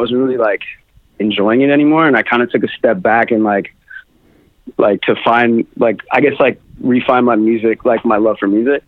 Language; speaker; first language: English; native; English